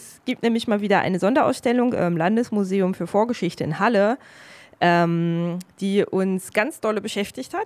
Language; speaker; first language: German; native; German